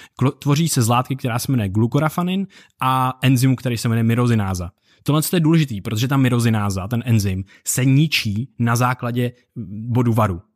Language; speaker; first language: Czech; native; Czech